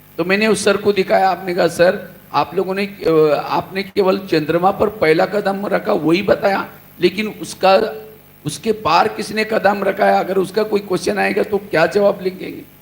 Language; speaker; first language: Hindi; non-native, local second language; Marathi